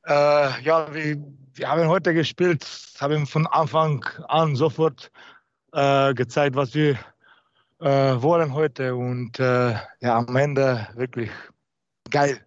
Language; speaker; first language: German; non-native, learner; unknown